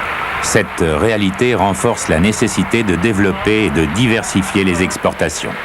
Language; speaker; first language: French; native; French